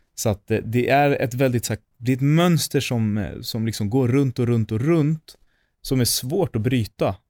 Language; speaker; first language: Swedish; native; Swedish